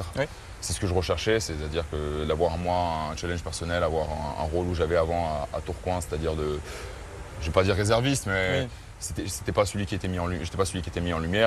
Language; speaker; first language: French; native; French